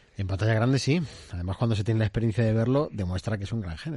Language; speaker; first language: Spanish; native; Spanish